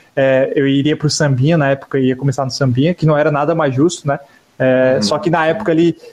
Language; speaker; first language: Portuguese; native; Portuguese